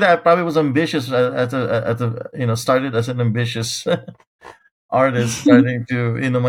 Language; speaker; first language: English; non-native, local second language; Filipino